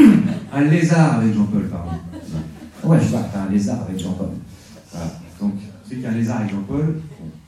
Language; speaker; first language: French; native; French